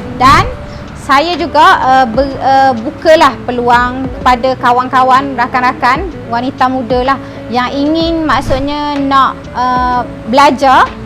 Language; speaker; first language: Malay; native; Malay